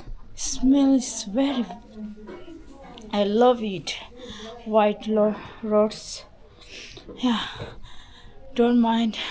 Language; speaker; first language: English; non-native, learner; Tibetan